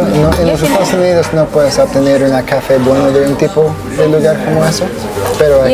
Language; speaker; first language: Spanish; non-native, learner; English